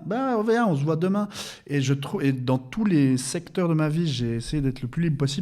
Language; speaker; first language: French; native; French